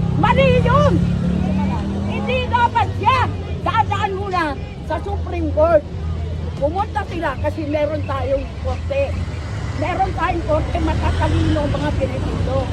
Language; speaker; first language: Filipino; non-native, local second language; Iloko